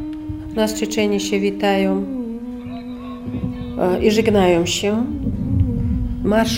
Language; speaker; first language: Polish; non-native, fluent; Chechen